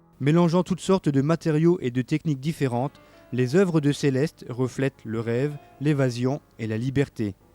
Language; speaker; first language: French; native; French